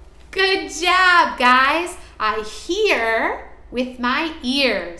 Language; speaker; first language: English; native; English